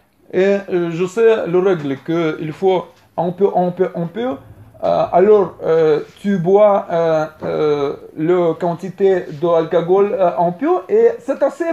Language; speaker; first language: French; non-native, learner; Russian